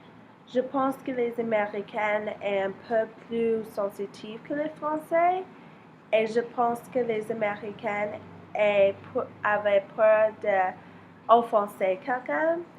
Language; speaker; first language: French; non-native, learner; English